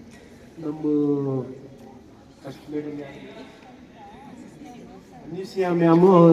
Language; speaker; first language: Kannada; non-native, local second language; Urdu